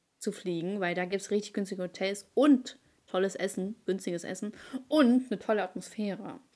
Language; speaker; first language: German; early bilingual, other home language; Ukrainian